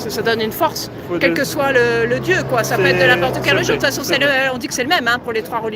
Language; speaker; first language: French; native; French